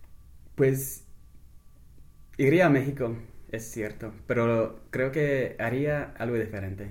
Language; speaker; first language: Spanish; non-native, fluent; English